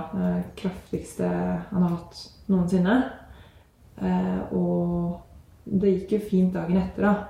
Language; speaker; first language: Norwegian; native; Norwegian